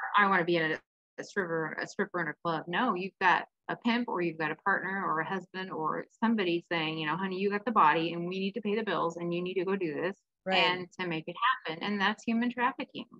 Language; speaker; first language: English; native; English